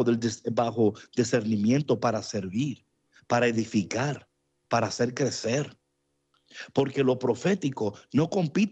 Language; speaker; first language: Spanish; native; Spanish